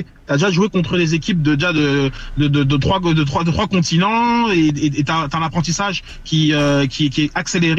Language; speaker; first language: French; native; French